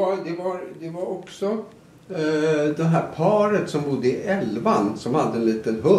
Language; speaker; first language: Swedish; native; Swedish